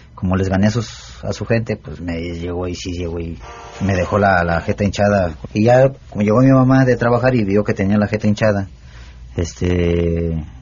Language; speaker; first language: Spanish; native; Spanish